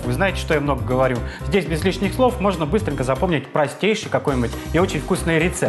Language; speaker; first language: Russian; native; Russian